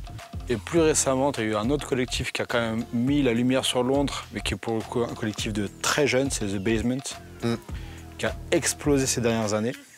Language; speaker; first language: French; native; French